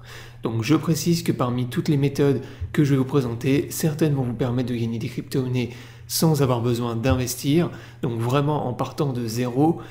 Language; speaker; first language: French; native; French